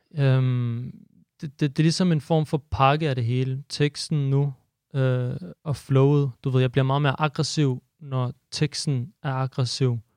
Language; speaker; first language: Danish; early bilingual, other home language; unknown